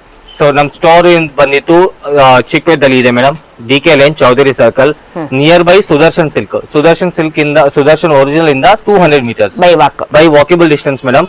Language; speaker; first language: Kannada; non-native, local second language; Telugu